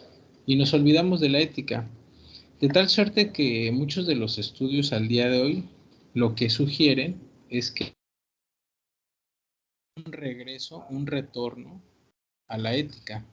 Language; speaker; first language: Spanish; native; Spanish